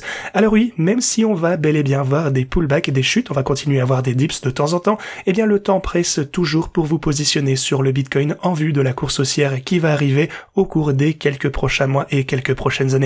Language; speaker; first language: French; native; French